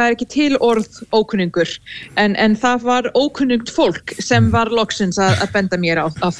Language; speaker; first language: Icelandic; non-native, fluent; English